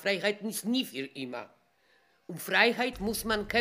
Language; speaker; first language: German; non-native, fluent; Polish